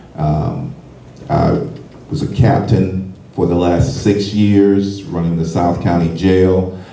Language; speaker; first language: English; native; English